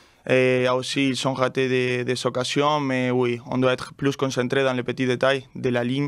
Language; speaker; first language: French; non-native, learner; Spanish